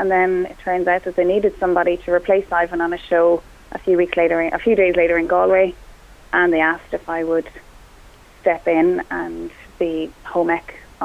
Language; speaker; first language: English; non-native, local second language; Irish